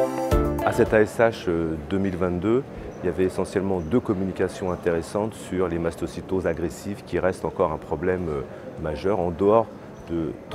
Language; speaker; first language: French; native; French